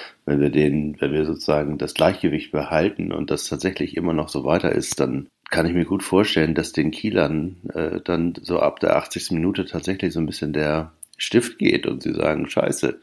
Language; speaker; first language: German; native; German